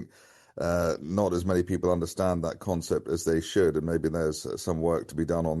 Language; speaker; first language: English; native; English